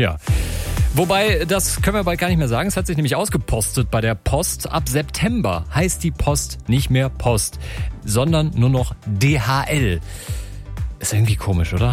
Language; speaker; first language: German; native; German